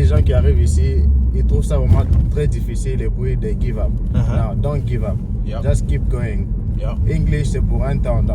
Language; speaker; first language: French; non-native, local second language; Swahili